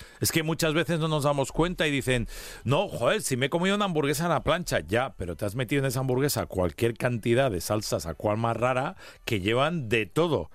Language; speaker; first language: Spanish; early bilingual, heritage; Spanish